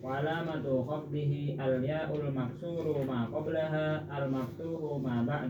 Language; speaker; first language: Arabic; non-native, learner; Indonesian